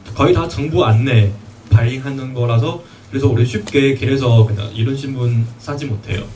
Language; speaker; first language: Korean; non-native, fluent; Chinese